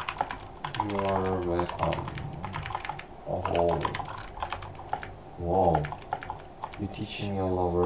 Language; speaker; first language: English; non-native, learner; Korean